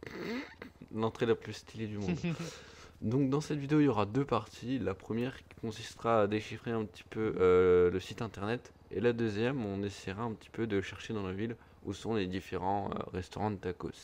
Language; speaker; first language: French; native; French